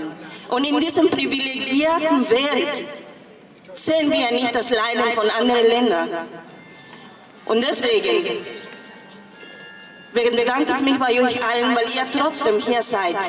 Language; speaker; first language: German; non-native, fluent; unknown